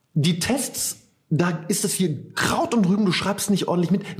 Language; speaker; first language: German; native; German